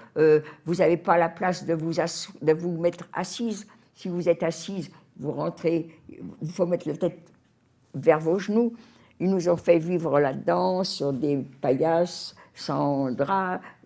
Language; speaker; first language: French; native; French